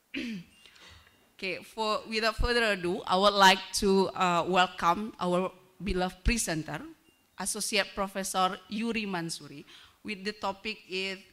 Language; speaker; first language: English; non-native, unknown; Indonesian